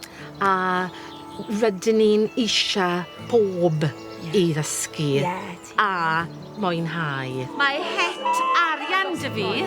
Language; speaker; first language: Welsh; non-native, learner; English